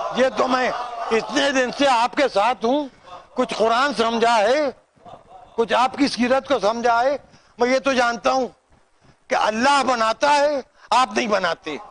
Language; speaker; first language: Urdu; native; Urdu